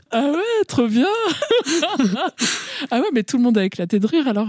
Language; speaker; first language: French; native; French